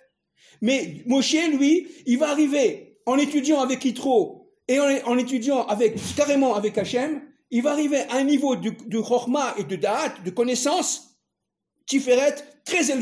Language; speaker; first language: French; native; French